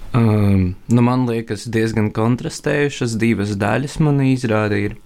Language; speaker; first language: Latvian; non-native, local second language; Russian